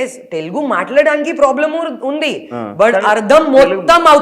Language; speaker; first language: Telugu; non-native, local second language; Hindi